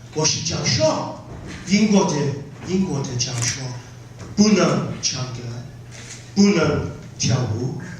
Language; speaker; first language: Chinese; non-native, learner; English